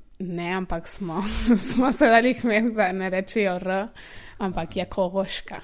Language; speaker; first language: Slovenian; early bilingual, heritage; Slovenian